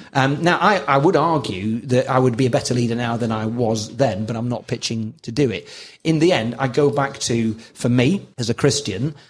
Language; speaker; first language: English; native; English